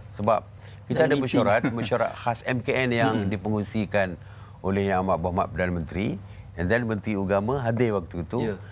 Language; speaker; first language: Malay; native; Malay